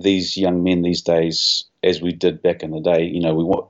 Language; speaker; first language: English; native; English